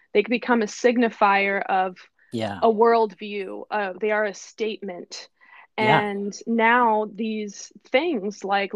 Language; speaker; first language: English; native; English